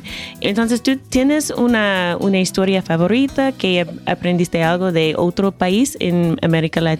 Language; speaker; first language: Spanish; non-native, fluent; English